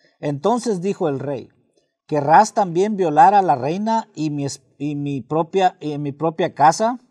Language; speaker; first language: Spanish; early bilingual, heritage; Spanish